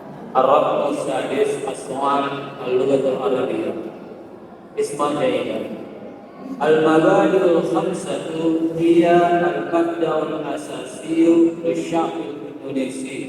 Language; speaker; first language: Arabic; non-native, learner; Indonesian